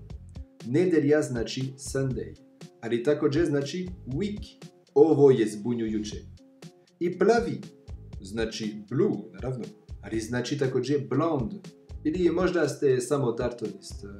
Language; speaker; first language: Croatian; non-native, fluent; French